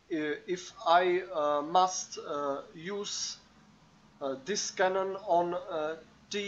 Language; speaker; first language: English; non-native, learner; Czech